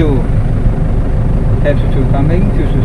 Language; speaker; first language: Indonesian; non-native, local second language; Balinese